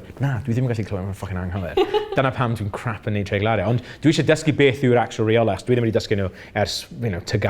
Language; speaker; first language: Welsh; non-native, local second language; English